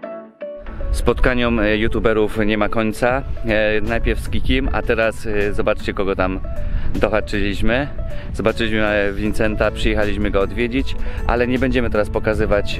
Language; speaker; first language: Polish; native; Polish